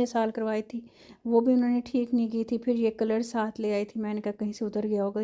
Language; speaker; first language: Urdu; non-native, local second language; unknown